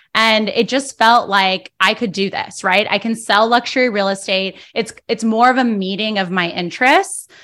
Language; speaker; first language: English; early bilingual, other home language; Spanish